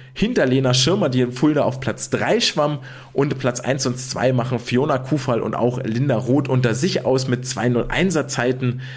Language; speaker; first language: German; native; German